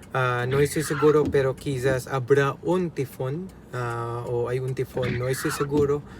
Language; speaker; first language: Spanish; non-native, learner; Filipino